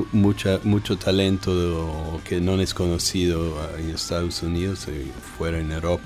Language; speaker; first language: Spanish; non-native, fluent; English